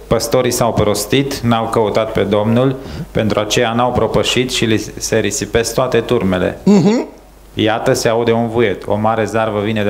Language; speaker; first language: Romanian; native; Romanian